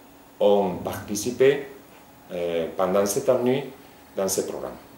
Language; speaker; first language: French; non-native, fluent; Spanish